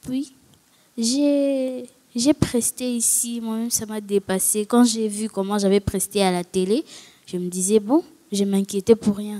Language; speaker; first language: French; non-native, local second language; Lingala